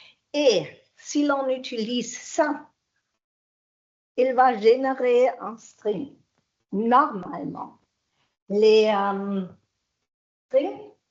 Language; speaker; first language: French; non-native, fluent; German